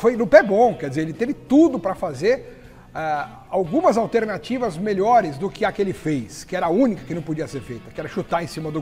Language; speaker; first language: Portuguese; native; Portuguese